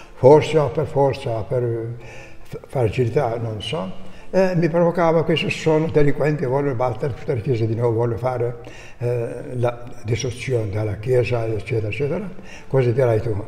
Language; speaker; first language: Italian; non-native, fluent; Albanian